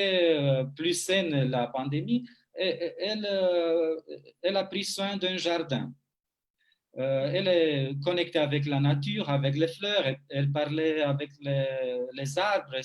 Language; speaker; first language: French; non-native, fluent; Romanian